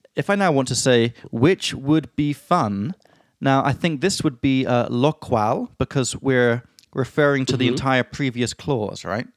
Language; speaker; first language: English; native; English